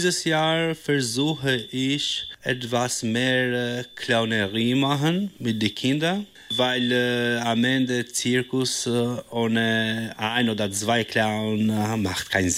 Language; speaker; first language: German; non-native, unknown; Albanian